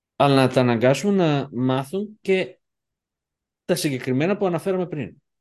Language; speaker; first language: Greek; early bilingual, heritage; Greek